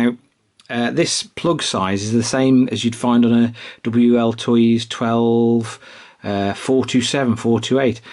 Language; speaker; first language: English; native; English